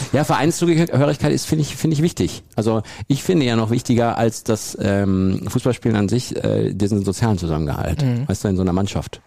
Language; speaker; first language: German; native; German